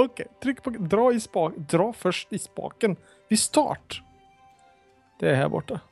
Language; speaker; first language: Swedish; native; Swedish